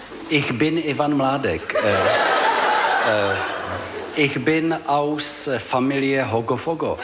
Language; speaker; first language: German; non-native, learner; Czech